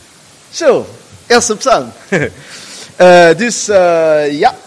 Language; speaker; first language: German; non-native, learner; Dutch